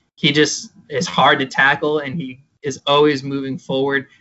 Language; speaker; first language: English; native; English